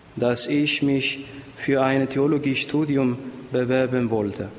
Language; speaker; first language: German; non-native, fluent; Amharic